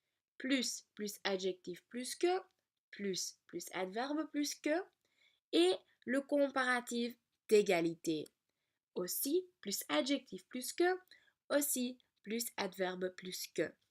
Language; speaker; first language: French; non-native, learner; Dutch